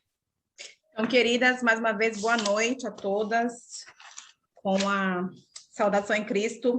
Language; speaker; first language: Portuguese; native; Portuguese